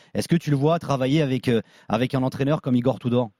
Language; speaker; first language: French; native; French